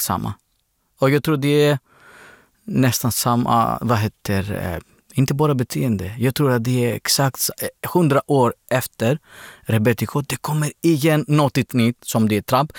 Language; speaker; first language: Swedish; non-native, fluent; Greek